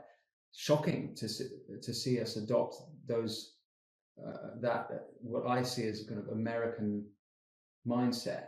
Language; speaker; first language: English; native; English